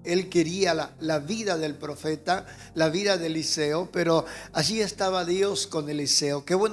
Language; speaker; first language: Spanish; native; Spanish